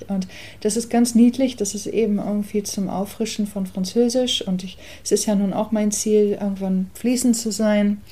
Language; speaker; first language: German; early bilingual, other home language; English